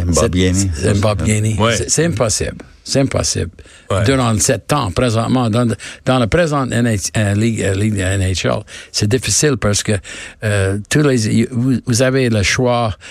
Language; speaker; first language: French; non-native, learner; English